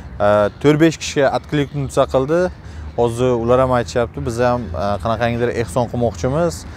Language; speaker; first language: Uzbek; native; Uzbek